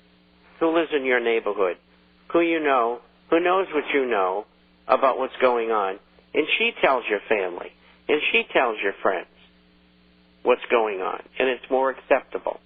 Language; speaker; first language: English; native; English